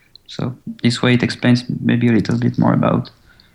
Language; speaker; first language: English; non-native, fluent; French